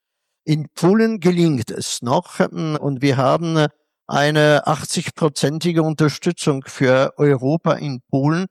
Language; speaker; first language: German; non-native, fluent; Polish